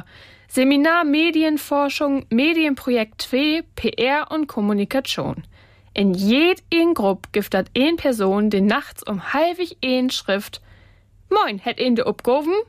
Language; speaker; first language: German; native; German